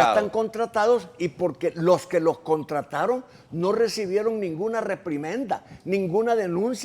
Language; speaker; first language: Spanish; native; Spanish